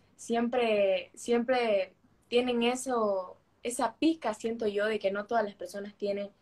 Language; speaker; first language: Spanish; native; Spanish